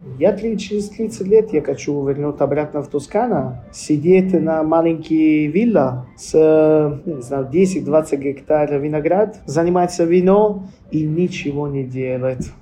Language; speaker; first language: Russian; non-native, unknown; Italian